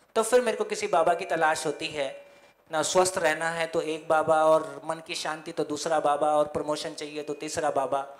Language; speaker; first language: Hindi; native; Hindi